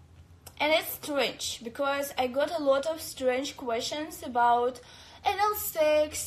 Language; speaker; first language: English; non-native, learner; Russian